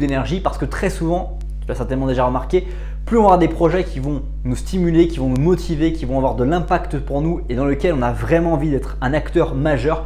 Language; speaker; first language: French; native; French